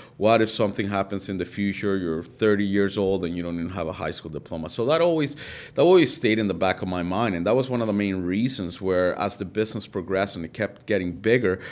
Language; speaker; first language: English; early bilingual, other home language; Spanish